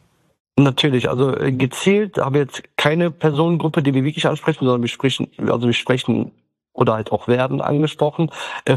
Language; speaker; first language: German; early bilingual, other home language; Turkish